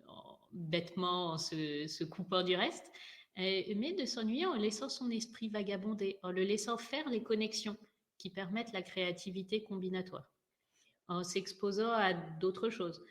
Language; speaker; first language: French; native; French